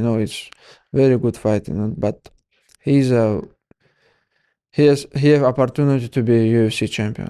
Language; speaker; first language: English; non-native, learner; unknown